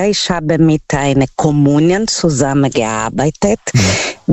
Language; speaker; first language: German; non-native, fluent; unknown